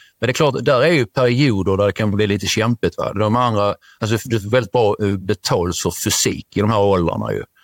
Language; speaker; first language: Swedish; native; Swedish